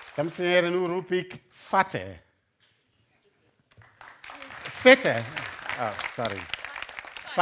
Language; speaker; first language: Dutch; non-native, fluent; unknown